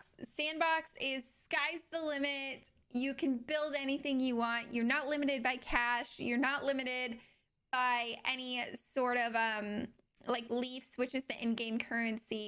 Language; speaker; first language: English; native; English